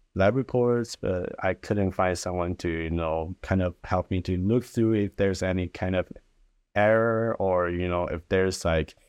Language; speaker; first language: English; early bilingual, other home language; Chinese